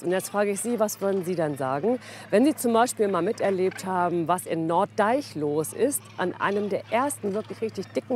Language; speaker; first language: German; native; German